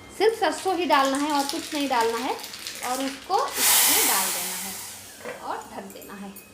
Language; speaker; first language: Hindi; non-native, local second language; Bangla